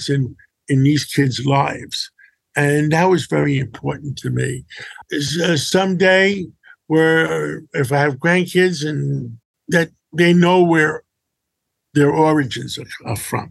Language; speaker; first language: English; early bilingual, other home language; Greek